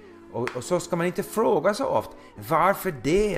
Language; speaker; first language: Swedish; non-native, fluent; English